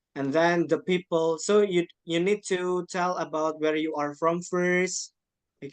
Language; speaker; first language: English; non-native, fluent; Indonesian